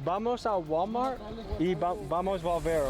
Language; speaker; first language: Spanish; non-native, learner; English